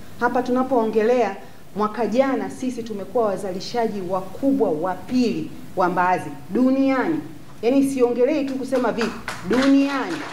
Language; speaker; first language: Swahili; native; Swahili